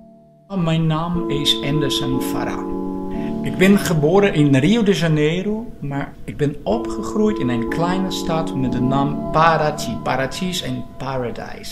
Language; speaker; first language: Dutch; non-native, fluent; Portuguese